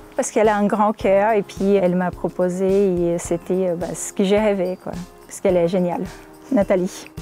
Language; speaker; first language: French; non-native, fluent; Portuguese